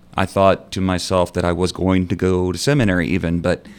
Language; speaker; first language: English; native; English